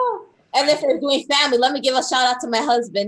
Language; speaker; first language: English; early bilingual, other home language; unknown